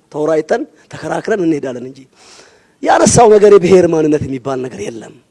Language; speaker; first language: Amharic; non-native, local second language; Oromo